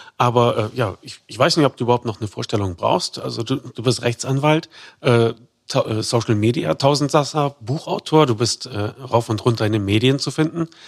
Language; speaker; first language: German; native; German